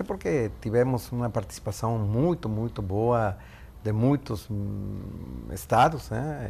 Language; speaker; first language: Portuguese; non-native, fluent; Spanish